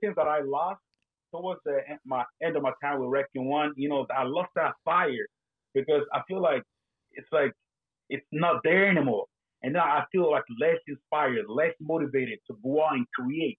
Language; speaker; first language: English; native; English